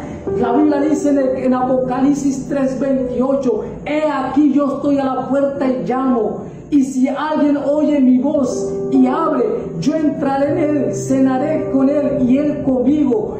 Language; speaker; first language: Spanish; native; Spanish